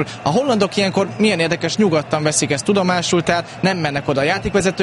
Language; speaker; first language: Hungarian; native; Hungarian